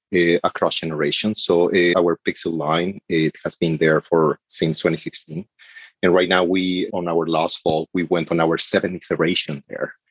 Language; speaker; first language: English; non-native, fluent; Spanish